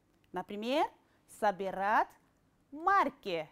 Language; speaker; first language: Russian; non-native, fluent; Arabic